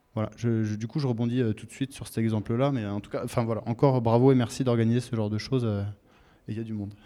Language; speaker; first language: French; native; French